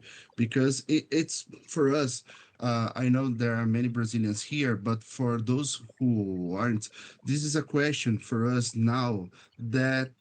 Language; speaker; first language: English; non-native, fluent; Portuguese